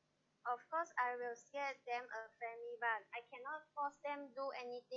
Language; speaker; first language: English; non-native, learner; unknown